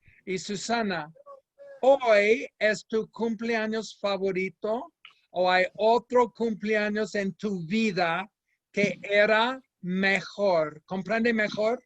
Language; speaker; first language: Spanish; non-native, fluent; English